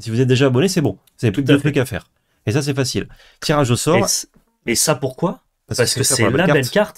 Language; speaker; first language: French; native; French